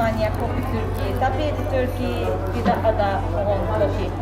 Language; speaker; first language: Indonesian; non-native, fluent; Turkish